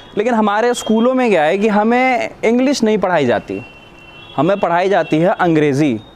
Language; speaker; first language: Hindi; native; Hindi